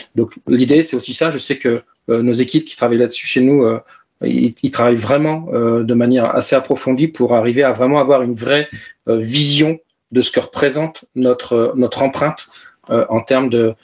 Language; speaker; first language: French; native; French